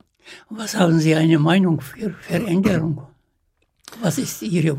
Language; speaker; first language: German; non-native, learner; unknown